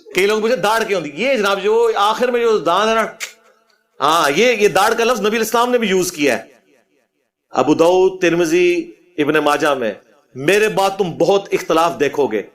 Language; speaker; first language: Urdu; non-native, local second language; Punjabi